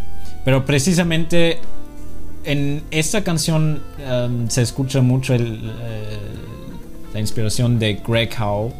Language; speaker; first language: Spanish; non-native, fluent; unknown